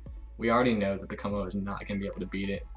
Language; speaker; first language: English; native; English